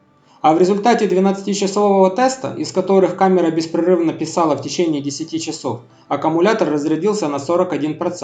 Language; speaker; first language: Russian; native; Russian